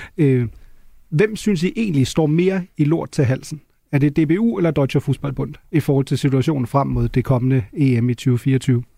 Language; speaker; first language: Danish; non-native, local second language; German